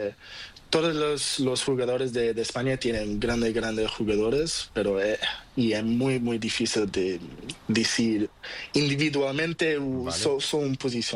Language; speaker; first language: Spanish; non-native, learner; Portuguese